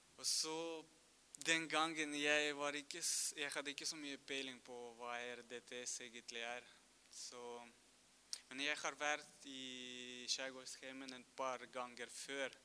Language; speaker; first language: Norwegian; non-native, fluent; Russian